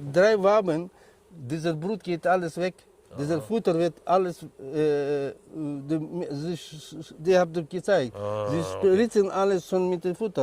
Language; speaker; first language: German; non-native, learner; Russian